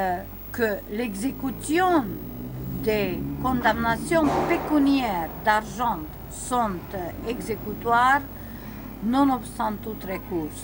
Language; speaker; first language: French; non-native, learner; Romanian